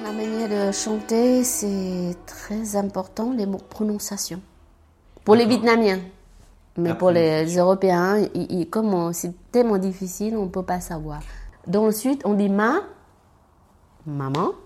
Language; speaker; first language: French; non-native, learner; Vietnamese